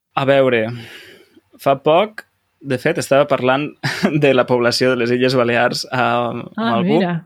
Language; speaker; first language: Catalan; native; Catalan